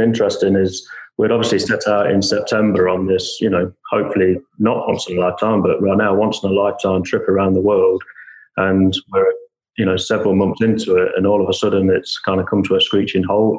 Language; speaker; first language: English; native; English